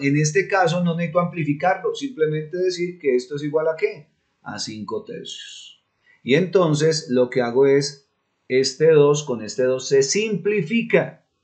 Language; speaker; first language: Spanish; native; Spanish